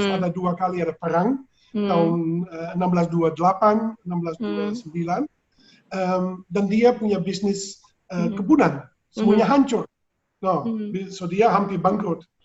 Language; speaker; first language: Indonesian; non-native, fluent; Dutch